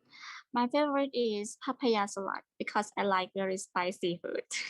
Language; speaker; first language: English; non-native, learner; Thai